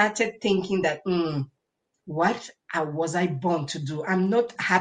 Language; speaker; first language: English; non-native, local second language; French